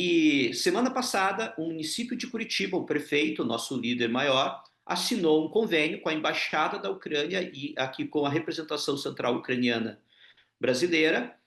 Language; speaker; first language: Portuguese; non-native, local second language; Ukrainian